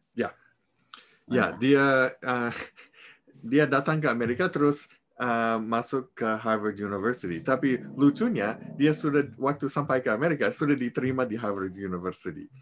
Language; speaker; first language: Indonesian; non-native, fluent; English